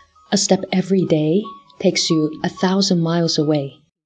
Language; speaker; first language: English; non-native, fluent; Chinese